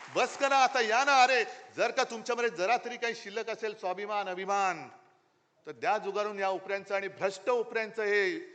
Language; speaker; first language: Marathi; native; Marathi